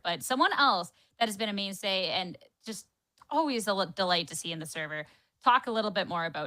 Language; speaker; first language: English; native; English